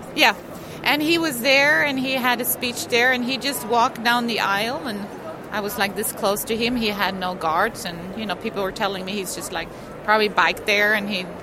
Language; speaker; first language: English; non-native, fluent; Swedish